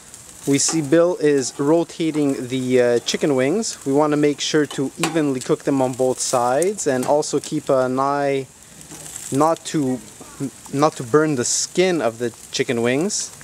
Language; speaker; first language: English; native; English